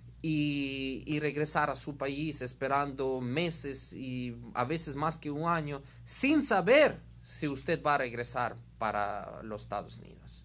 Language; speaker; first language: Spanish; non-native, fluent; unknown